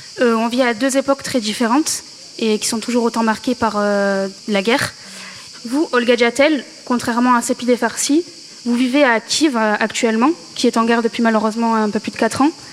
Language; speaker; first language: French; native; French